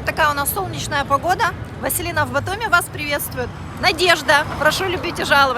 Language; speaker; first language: Russian; native; Russian